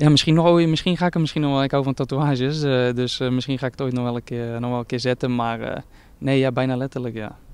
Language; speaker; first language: Dutch; native; Dutch